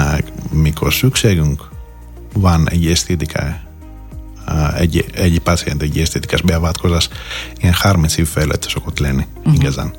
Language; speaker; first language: Hungarian; non-native, learner; Greek